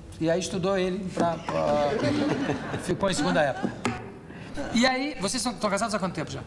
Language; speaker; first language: Portuguese; native; Portuguese